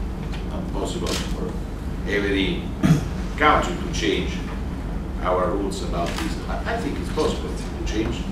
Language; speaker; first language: English; non-native, learner; Italian